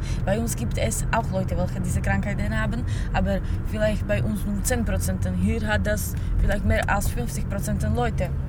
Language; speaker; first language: German; non-native, learner; Slovak